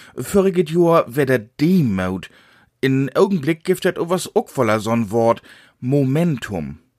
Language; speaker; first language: German; native; German